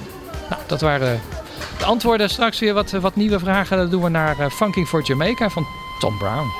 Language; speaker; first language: Dutch; native; Dutch